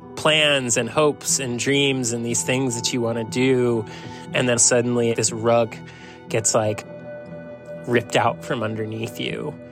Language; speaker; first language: English; native; English